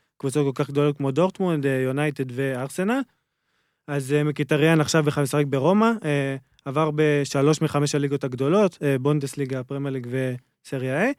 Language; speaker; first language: Hebrew; native; Hebrew